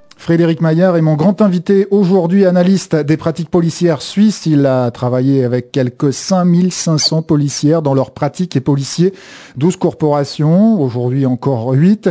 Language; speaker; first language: French; native; French